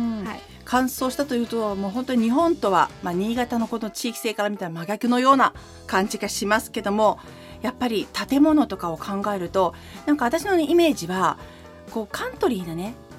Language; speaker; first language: Japanese; native; Japanese